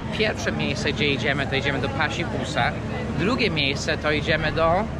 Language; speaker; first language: Polish; non-native, fluent; English